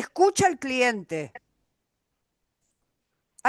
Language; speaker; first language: Spanish; native; Spanish